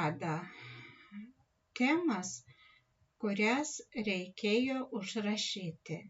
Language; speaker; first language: Lithuanian; non-native, learner; Russian